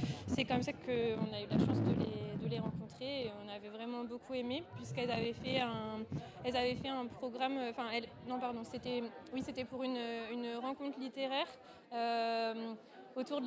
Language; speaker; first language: French; native; French